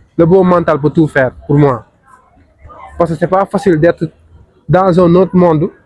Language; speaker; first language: French; non-native, local second language; Wolof